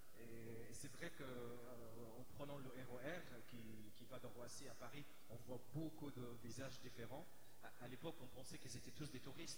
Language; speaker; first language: French; non-native, fluent; Arabic